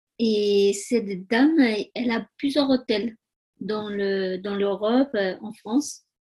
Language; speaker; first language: French; non-native, learner; Tibetan